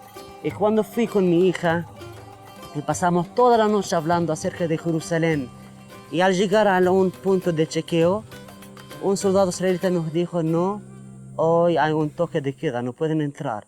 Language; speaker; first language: Spanish; non-native, fluent; Arabic